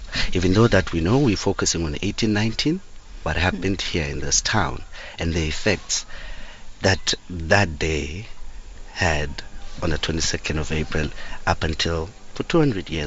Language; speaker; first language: English; non-native, local second language; Xhosa